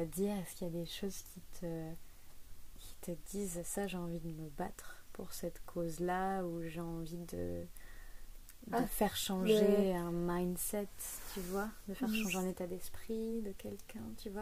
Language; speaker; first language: French; native; French